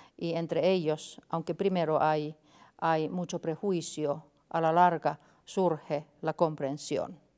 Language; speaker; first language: Spanish; non-native, fluent; Finnish